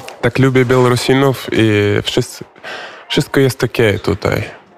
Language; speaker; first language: Polish; non-native, learner; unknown